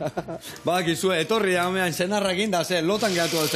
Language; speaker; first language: Basque; native; Basque